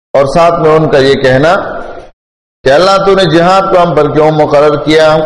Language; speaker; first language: Urdu; non-native, local second language; Pashto